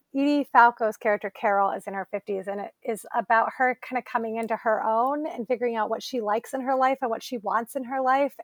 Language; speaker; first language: English; native; English